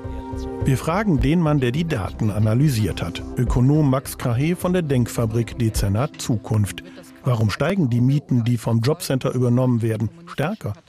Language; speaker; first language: German; native; German